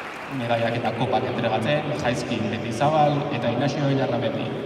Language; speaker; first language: Basque; native; Basque